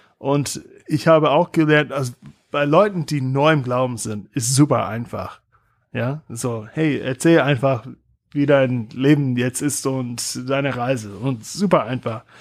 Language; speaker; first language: German; non-native, fluent; English